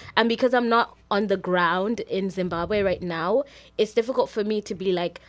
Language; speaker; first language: English; non-native, local second language; Shona